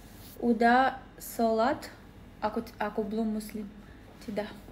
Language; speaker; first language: Indonesian; non-native, learner; Russian